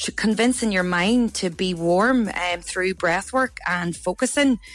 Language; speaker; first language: English; native; English